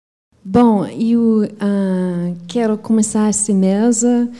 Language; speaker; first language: Portuguese; non-native, fluent; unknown